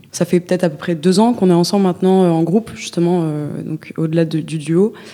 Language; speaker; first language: French; native; French